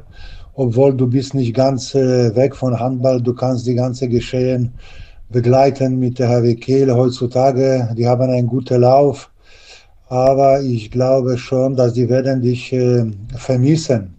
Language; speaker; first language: German; non-native, learner; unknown